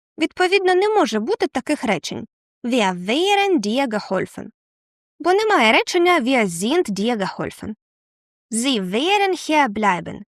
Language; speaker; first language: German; non-native, fluent; Ukrainian